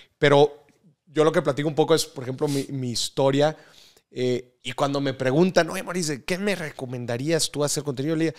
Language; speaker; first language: Spanish; native; Spanish